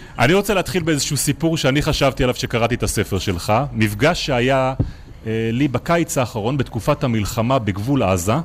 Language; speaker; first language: Hebrew; native; Hebrew